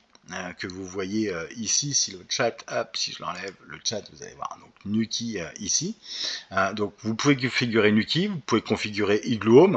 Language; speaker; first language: French; native; French